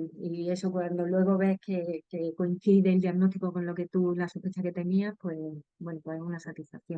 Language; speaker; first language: Spanish; native; Spanish